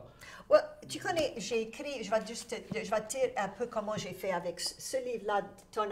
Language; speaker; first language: French; native; French